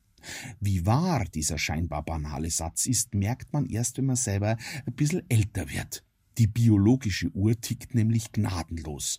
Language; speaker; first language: German; native; German